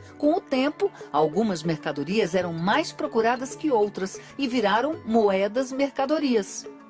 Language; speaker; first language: Portuguese; native; Portuguese